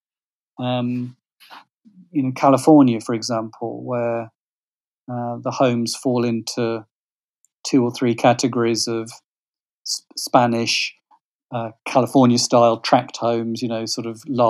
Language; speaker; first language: English; native; English